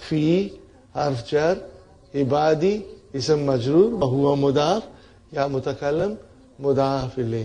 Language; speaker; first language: Arabic; non-native, fluent; Urdu